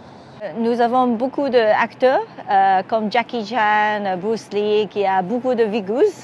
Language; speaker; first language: French; non-native, learner; Cantonese